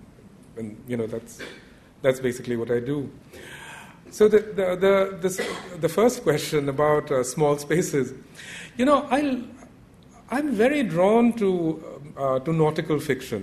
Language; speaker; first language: English; non-native, local second language; Bangla